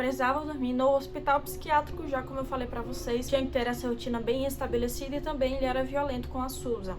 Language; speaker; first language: Portuguese; native; Portuguese